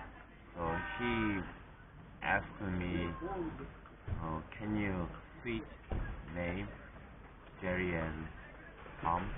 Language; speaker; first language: English; non-native, learner; Korean